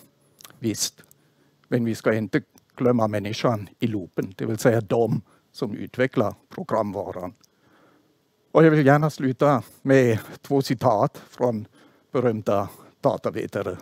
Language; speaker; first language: Swedish; non-native, fluent; German